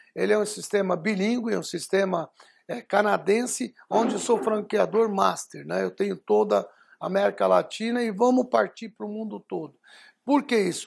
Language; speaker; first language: Portuguese; early bilingual, other home language; Arabic